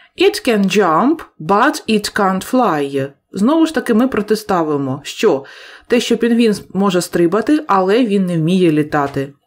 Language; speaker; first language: Ukrainian; native; Ukrainian